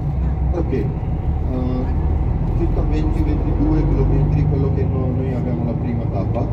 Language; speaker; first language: Italian; non-native, fluent; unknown